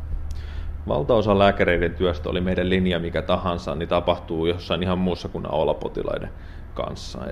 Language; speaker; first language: Finnish; native; Finnish